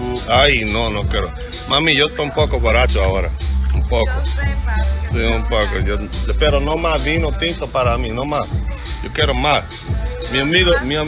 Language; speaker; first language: Spanish; non-native, learner; English